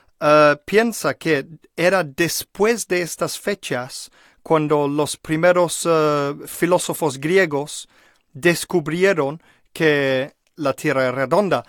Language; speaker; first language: Spanish; non-native, fluent; English